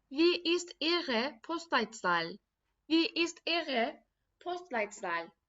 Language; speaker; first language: German; non-native, fluent; Turkish